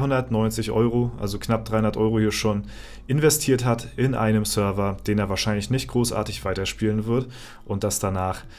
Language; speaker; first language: German; native; German